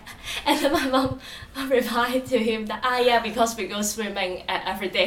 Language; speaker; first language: English; non-native, local second language; Cantonese